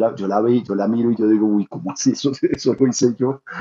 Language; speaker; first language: Spanish; native; Spanish